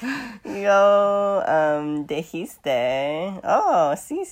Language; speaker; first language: Spanish; non-native, learner; English